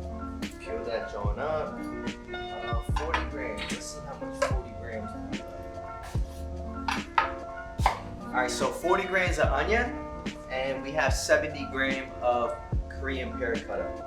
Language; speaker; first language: English; native; English